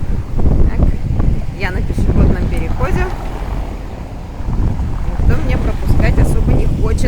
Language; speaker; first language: Russian; native; Russian